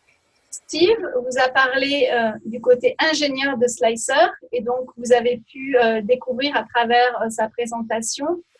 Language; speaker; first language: French; native; French